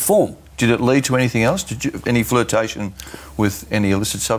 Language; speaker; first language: English; native; English